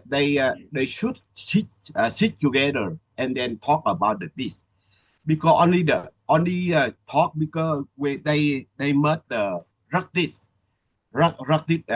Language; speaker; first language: English; non-native, learner; Vietnamese